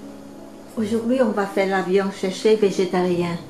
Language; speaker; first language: French; non-native, learner; Vietnamese